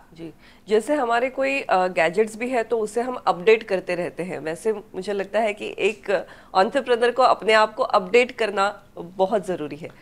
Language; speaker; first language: Hindi; non-native, local second language; Marathi